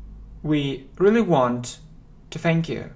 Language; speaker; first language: English; non-native, fluent; Russian